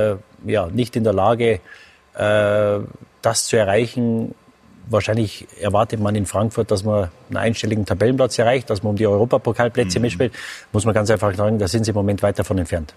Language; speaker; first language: German; native; German